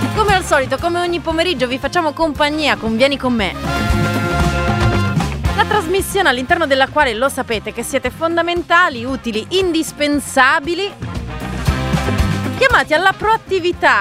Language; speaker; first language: Italian; native; Italian